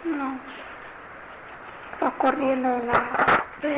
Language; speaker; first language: Spanish; non-native, learner; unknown